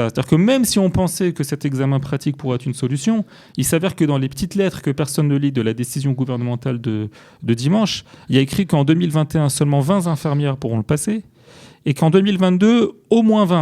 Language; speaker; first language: French; native; French